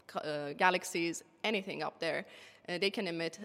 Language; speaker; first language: English; non-native, fluent; Persian